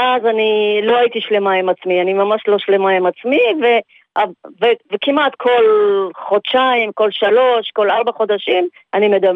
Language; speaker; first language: Hebrew; non-native, fluent; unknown